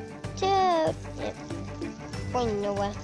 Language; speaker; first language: English; native; English